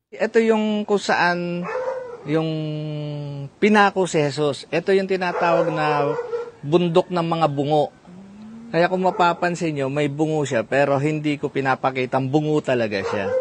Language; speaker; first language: Filipino; non-native, local second language; Pampanga